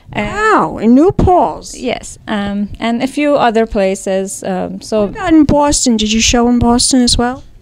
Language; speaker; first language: English; non-native, fluent; Persian